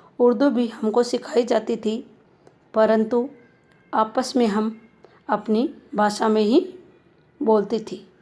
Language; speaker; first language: Hindi; native; Hindi